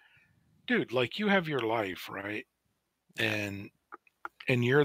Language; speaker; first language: English; native; English